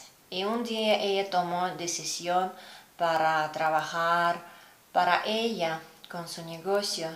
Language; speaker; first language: Spanish; non-native, learner; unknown